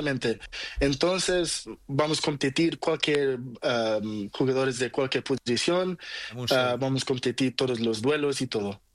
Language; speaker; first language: Spanish; non-native, learner; Portuguese